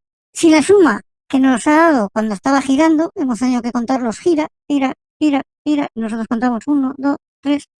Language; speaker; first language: Spanish; native; Spanish